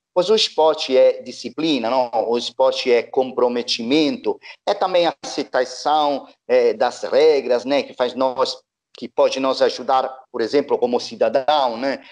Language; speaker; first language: Portuguese; non-native, fluent; Italian